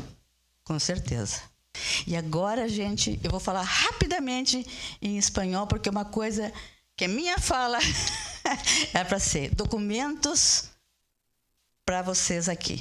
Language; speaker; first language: Portuguese; early bilingual, other home language; Spanish